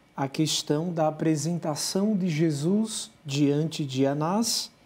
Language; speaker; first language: Portuguese; native; Portuguese